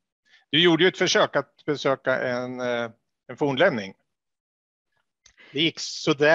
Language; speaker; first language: Swedish; native; Swedish